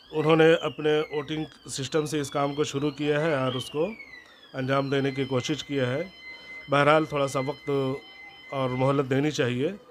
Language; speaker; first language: Hindi; native; Hindi